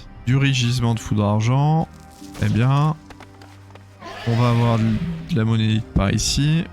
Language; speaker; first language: French; native; French